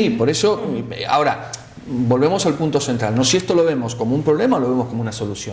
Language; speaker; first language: Spanish; native; Spanish